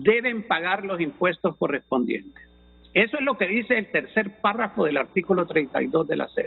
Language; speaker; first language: Spanish; native; Spanish